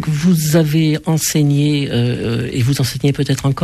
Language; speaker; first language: French; native; French